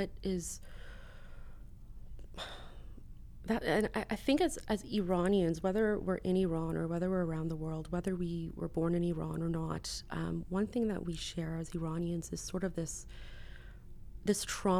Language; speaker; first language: English; native; English